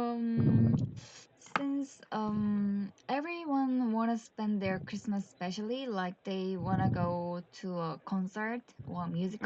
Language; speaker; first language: English; non-native, learner; Korean